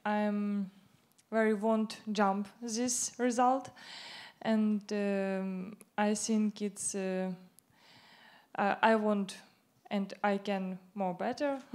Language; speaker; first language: English; non-native, learner; Ukrainian